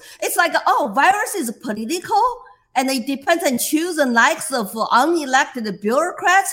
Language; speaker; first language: English; non-native, fluent; Chinese